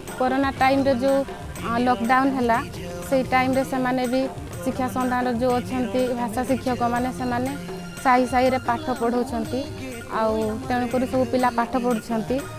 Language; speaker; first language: Odia; non-native, local second language; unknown